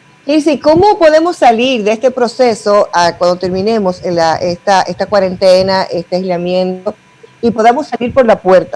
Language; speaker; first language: Spanish; native; Spanish